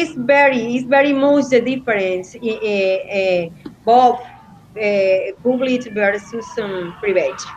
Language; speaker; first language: English; non-native, learner; Spanish